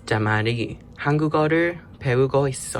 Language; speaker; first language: Korean; non-native, learner; English